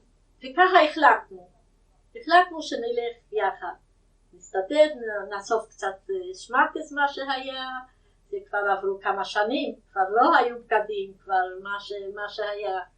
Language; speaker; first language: Hebrew; non-native, fluent; Yiddish